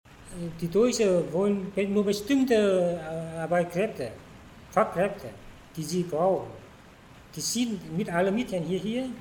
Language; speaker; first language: German; non-native, fluent; Vietnamese